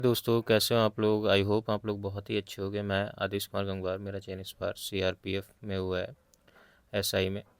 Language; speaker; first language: Hindi; native; Hindi